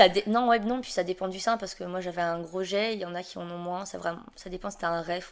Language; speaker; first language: French; native; French